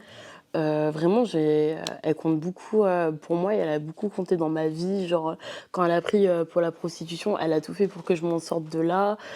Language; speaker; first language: French; native; French